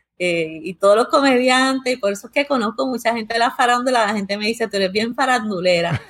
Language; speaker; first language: Spanish; early bilingual, heritage; Spanish